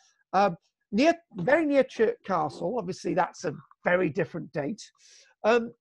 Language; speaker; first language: English; native; English